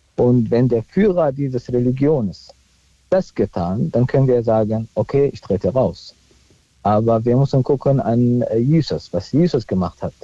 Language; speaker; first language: German; non-native, fluent; Arabic